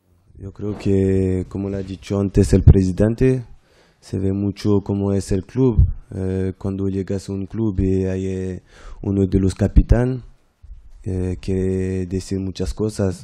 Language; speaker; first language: Spanish; non-native, fluent; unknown